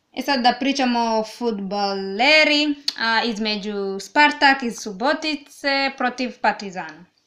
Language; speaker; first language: Serbian; non-native, learner; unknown